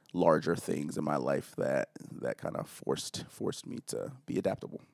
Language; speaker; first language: English; early bilingual, other home language; Akan